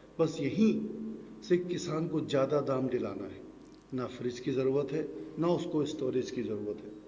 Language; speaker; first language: Hindi; native; Hindi